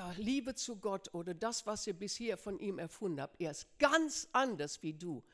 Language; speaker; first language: German; non-native, fluent; Dutch